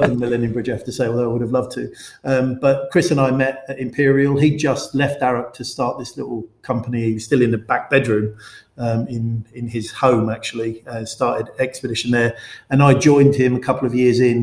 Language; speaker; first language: English; native; English